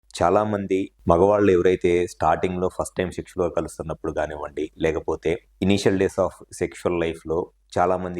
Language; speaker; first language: Telugu; native; Telugu